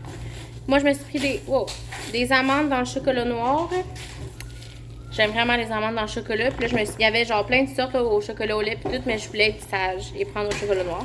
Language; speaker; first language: French; native; French